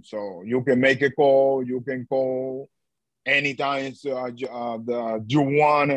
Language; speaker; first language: English; non-native, learner; Spanish